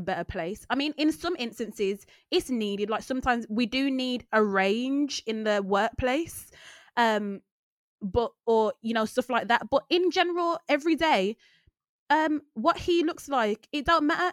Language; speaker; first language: English; native; English